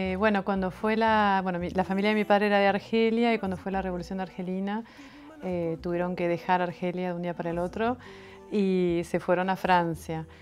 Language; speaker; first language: Spanish; non-native, fluent; French